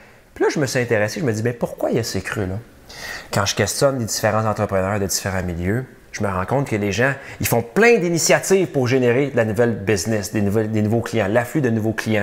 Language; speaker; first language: French; native; French